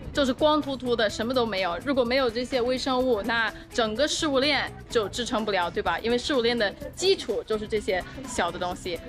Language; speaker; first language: Chinese; non-native, fluent; English